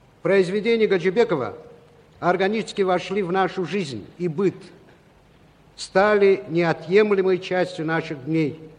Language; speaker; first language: Russian; non-native, local second language; Azerbaijani